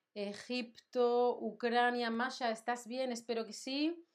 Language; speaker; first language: English; non-native, fluent; Spanish